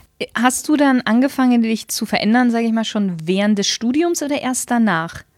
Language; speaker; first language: German; native; German